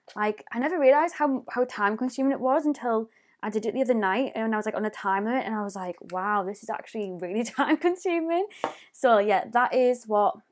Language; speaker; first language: English; native; English